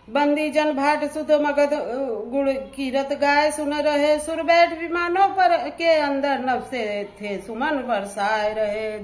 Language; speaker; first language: Hindi; native; Hindi